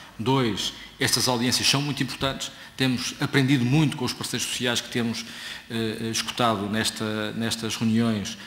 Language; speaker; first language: Portuguese; native; Portuguese